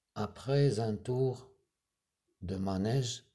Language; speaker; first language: French; non-native, local second language; Arabic